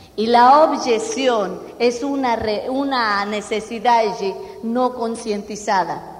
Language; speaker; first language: Spanish; non-native, fluent; Portuguese